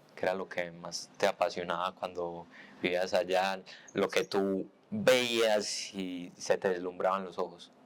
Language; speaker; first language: Spanish; native; Spanish